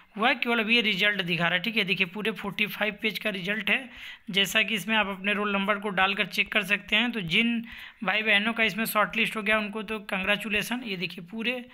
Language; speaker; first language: Hindi; native; Hindi